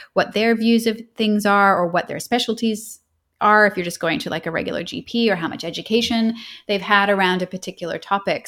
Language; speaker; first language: English; native; English